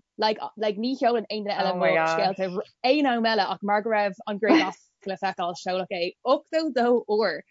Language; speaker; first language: Irish; non-native, local second language; English